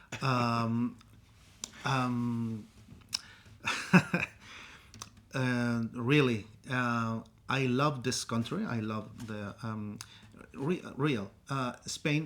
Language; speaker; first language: English; non-native, learner; Spanish